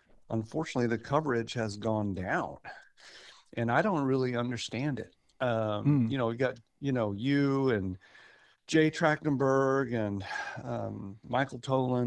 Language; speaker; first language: English; native; English